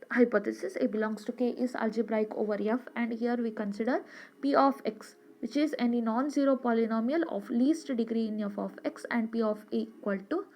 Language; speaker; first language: English; non-native, local second language; Kannada